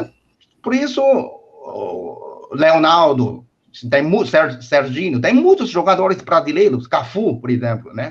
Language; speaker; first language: Portuguese; non-native, fluent; Chinese